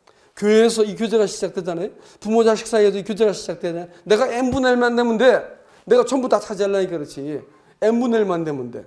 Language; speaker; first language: Korean; native; Korean